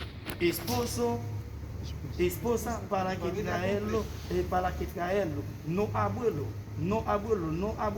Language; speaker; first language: Spanish; non-native, learner; Haitian Creole